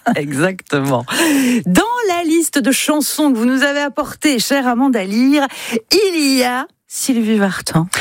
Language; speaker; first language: French; native; French